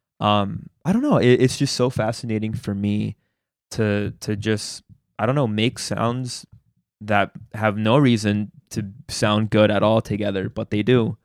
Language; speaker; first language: English; early bilingual, other home language; Spanish